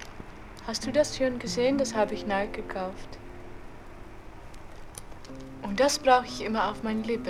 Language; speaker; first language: German; non-native, learner; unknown